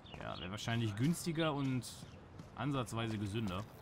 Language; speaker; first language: German; native; German